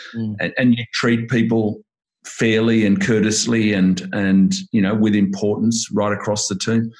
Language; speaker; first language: English; native; English